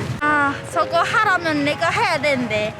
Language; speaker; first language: Korean; non-native, fluent; Khmer